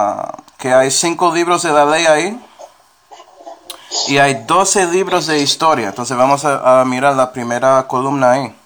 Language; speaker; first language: Spanish; non-native, fluent; English